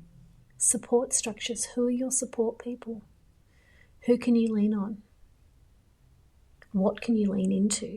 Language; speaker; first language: English; native; English